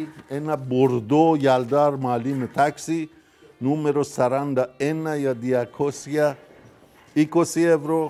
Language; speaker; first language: Greek; non-native, fluent; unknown